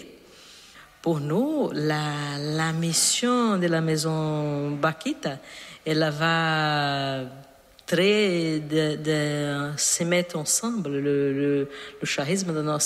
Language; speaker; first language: French; non-native, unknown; Portuguese